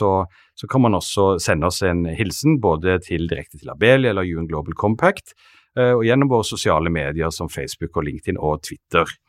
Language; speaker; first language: Norwegian; native; Norwegian